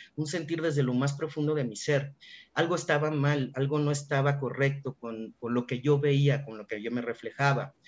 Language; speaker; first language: Spanish; native; Spanish